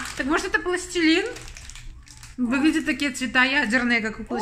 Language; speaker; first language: Russian; native; Russian